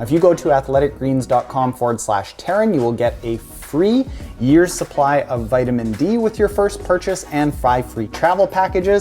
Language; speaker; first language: English; native; English